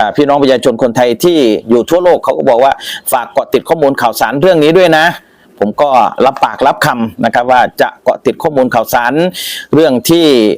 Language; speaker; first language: Thai; native; Thai